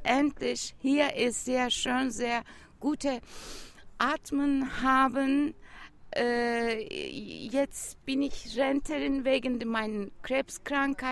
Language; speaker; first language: German; non-native, learner; Turkish